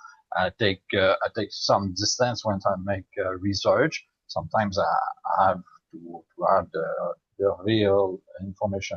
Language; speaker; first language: English; non-native, learner; French